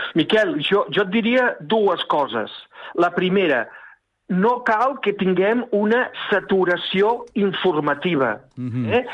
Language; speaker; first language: Catalan; native; Catalan